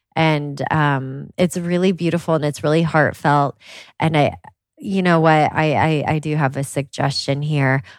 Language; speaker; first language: English; native; English